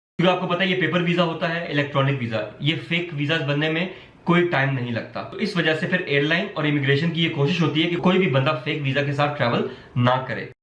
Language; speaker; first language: Urdu; native; Urdu